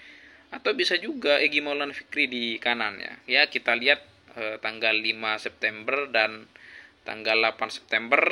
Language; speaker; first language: Indonesian; native; Indonesian